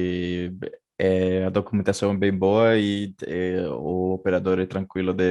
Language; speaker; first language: Portuguese; non-native, fluent; Spanish